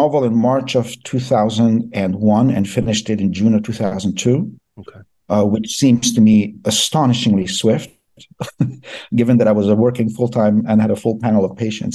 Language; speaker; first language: English; non-native, fluent; Persian